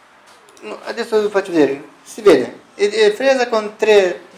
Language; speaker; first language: Italian; non-native, fluent; Romanian